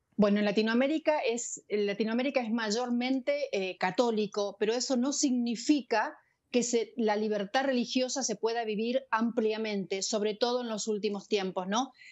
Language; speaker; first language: Spanish; native; Spanish